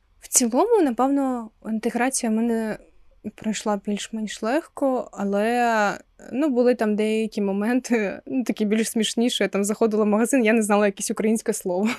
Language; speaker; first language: Ukrainian; non-native, local second language; Russian